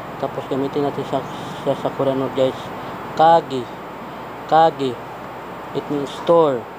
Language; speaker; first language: Filipino; non-native, local second language; Cebuano